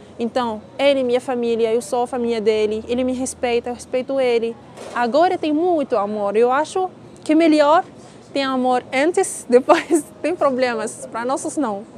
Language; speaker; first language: Portuguese; non-native, learner; Arabic